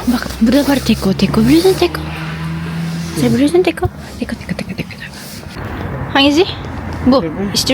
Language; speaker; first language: Turkish; non-native, learner; Indonesian